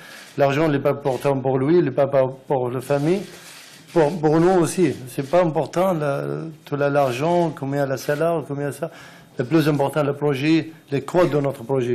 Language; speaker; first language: French; non-native, learner; Arabic